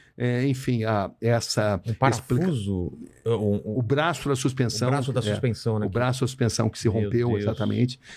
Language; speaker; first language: Portuguese; native; Portuguese